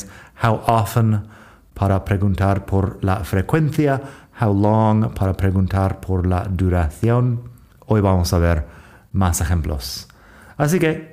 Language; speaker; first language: Spanish; non-native, fluent; English